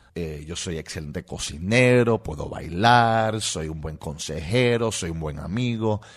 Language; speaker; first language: Spanish; non-native, local second language; English